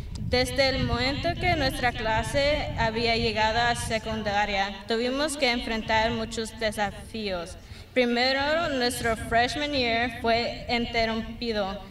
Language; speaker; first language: Spanish; early bilingual, heritage; Spanish